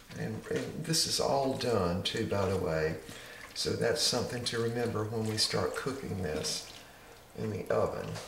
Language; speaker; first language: English; native; English